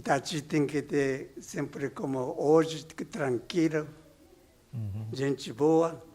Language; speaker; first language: Portuguese; non-native, learner; Japanese